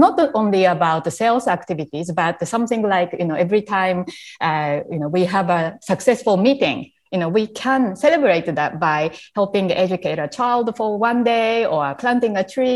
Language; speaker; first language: English; non-native, fluent; Japanese